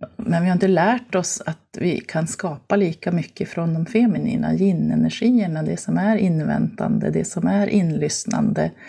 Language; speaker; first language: Swedish; native; Swedish